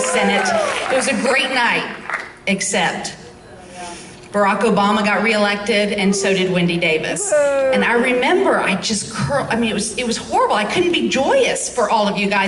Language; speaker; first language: English; native; English